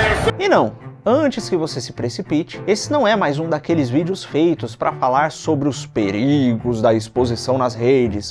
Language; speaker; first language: Portuguese; native; Portuguese